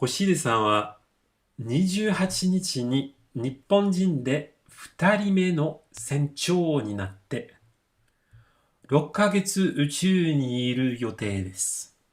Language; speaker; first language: Japanese; non-native, fluent; French